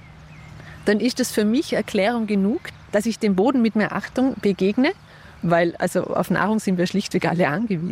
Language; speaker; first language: German; native; German